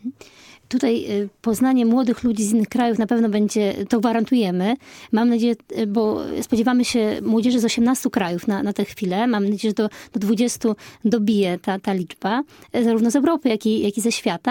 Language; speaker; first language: Polish; native; Polish